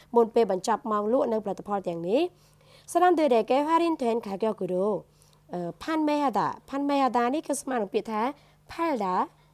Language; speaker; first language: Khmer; native; Khmer